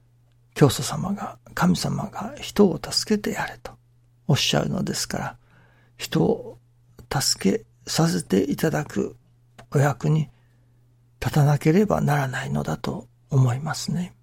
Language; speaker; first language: Japanese; native; Japanese